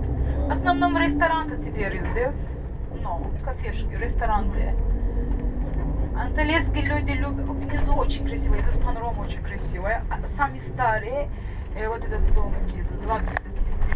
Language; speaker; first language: Russian; non-native, fluent; Turkish